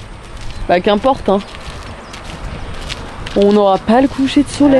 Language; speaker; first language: French; native; French